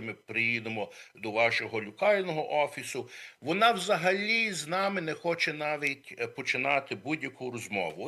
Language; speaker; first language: Ukrainian; early bilingual, heritage; Ukrainian